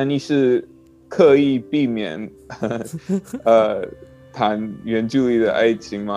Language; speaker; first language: Chinese; non-native, learner; English